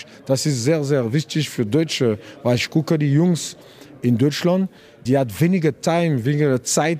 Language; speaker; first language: German; non-native, learner; French